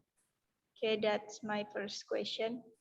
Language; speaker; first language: English; non-native, learner; Indonesian